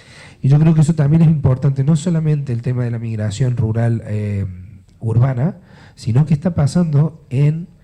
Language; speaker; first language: Spanish; native; Spanish